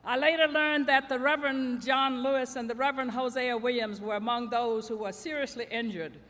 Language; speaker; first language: English; native; English